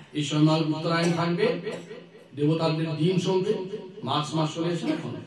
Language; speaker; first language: Bangla; non-native, learner; Assamese